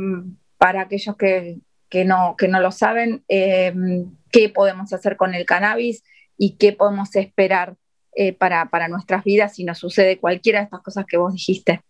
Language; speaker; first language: Spanish; native; Spanish